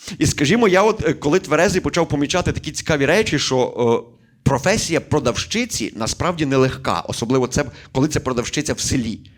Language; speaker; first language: Ukrainian; native; Ukrainian